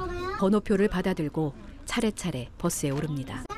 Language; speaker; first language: Korean; native; Korean